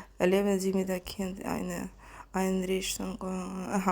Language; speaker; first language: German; non-native, learner; Ukrainian